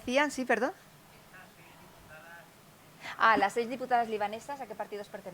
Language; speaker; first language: Spanish; native; Spanish